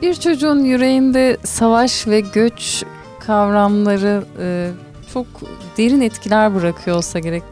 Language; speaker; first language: Turkish; native; Turkish